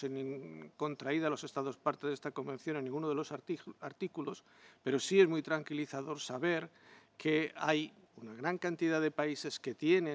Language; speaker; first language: Spanish; native; Spanish